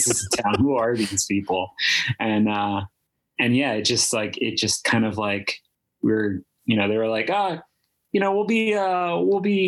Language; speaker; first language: English; native; English